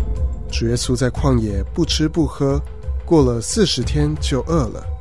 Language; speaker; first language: Chinese; native; Chinese